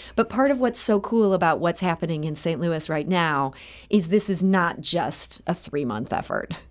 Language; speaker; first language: English; native; English